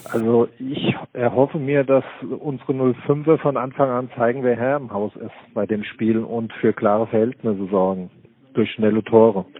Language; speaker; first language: German; native; German